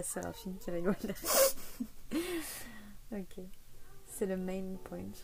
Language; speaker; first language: French; native; French